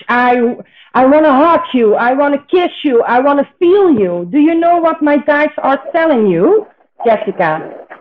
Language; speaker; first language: English; non-native, fluent; Dutch